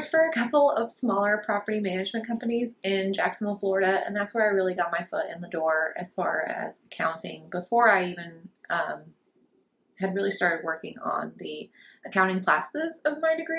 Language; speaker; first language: English; native; English